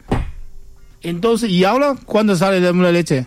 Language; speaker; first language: Spanish; non-native, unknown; Chinese